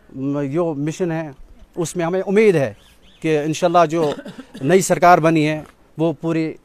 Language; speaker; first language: Hindi; non-native, local second language; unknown